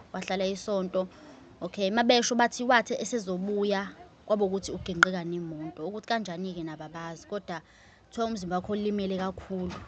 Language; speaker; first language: Zulu; native; Zulu